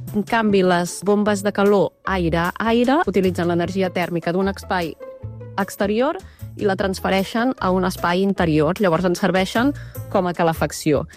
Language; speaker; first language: Catalan; native; Catalan